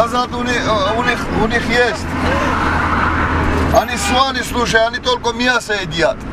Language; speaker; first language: Russian; non-native, fluent; Georgian